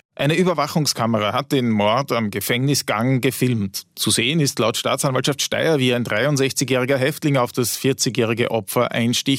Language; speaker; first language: German; native; German